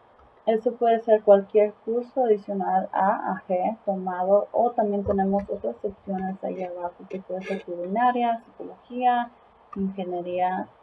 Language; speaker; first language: Spanish; early bilingual, heritage; Spanish